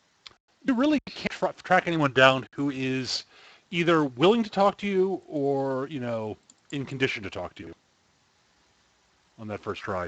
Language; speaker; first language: English; native; English